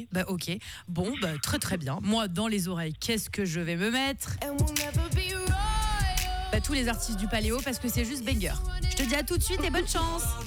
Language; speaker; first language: French; native; French